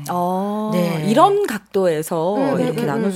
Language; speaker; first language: Korean; native; Korean